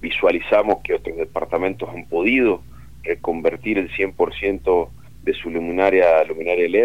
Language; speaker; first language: Spanish; native; Spanish